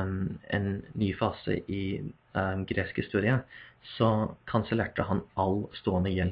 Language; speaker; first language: Norwegian; non-native, fluent; English